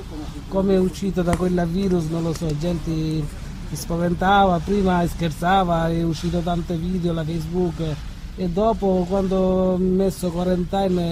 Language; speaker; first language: Italian; non-native, learner; Bangla